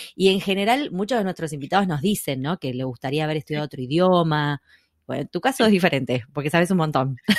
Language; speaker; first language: Spanish; native; Spanish